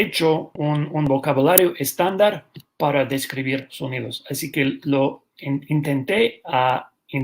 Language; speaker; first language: Spanish; non-native, fluent; English